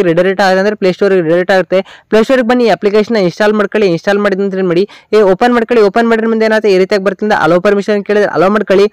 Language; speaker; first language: Kannada; native; Kannada